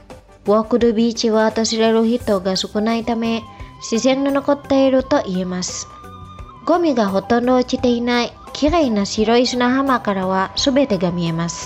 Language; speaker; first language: Japanese; non-native, fluent; Indonesian